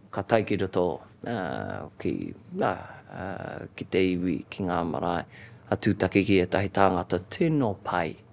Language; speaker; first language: Māori; non-native, local second language; English